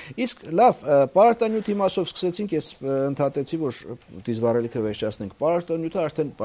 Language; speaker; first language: Armenian; native; Armenian